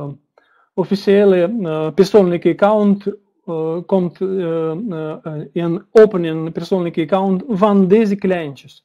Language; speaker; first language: Dutch; non-native, learner; Russian